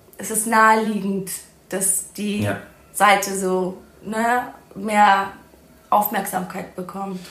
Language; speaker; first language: German; early bilingual, other home language; Persian